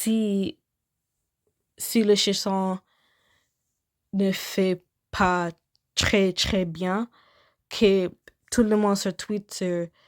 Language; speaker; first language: French; non-native, learner; English